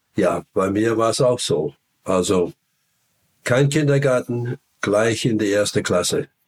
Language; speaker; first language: German; non-native, fluent; English